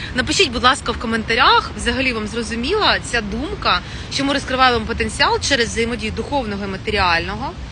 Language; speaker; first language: Ukrainian; non-native, local second language; Russian